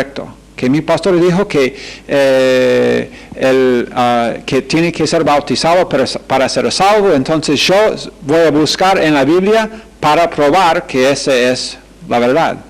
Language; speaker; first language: Spanish; non-native, fluent; English